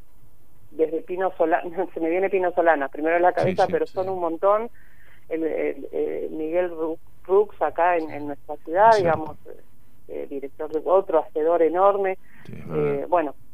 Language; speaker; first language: Spanish; native; Spanish